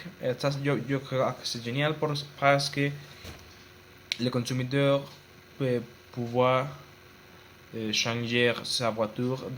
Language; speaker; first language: French; non-native, learner; Spanish